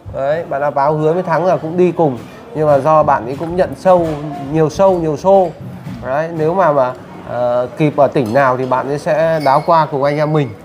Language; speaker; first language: Vietnamese; native; Vietnamese